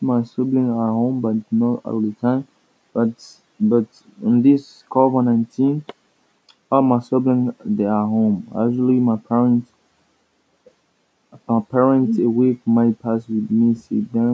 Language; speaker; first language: English; non-native, local second language; Swahili